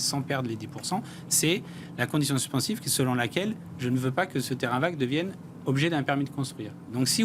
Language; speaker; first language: French; native; French